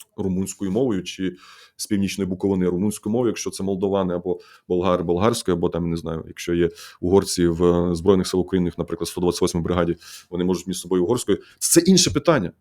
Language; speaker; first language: Ukrainian; native; Ukrainian